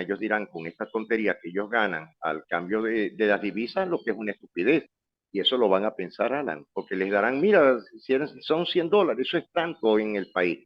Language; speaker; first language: Spanish; native; Spanish